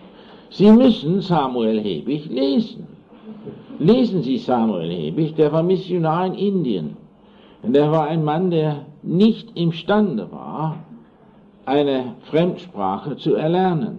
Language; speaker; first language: German; non-native, fluent; English